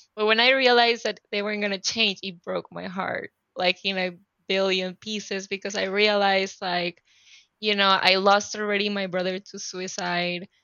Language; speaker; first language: English; non-native, fluent; Spanish